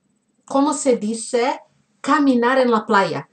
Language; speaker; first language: Spanish; non-native, fluent; Portuguese